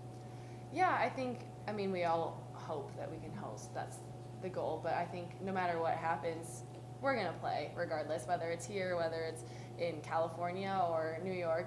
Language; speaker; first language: English; native; English